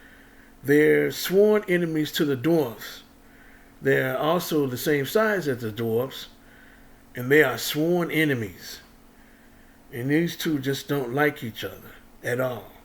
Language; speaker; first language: English; native; English